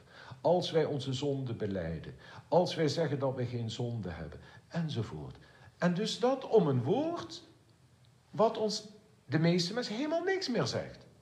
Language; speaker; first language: Dutch; native; Dutch